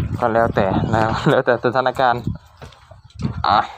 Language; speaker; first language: Thai; native; Thai